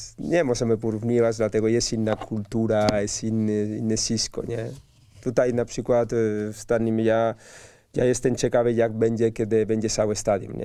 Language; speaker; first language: Polish; non-native, learner; Spanish